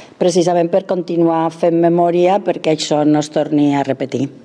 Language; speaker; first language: Catalan; non-native, local second language; Spanish